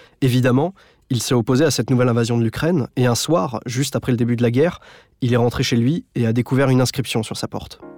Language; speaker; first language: French; native; French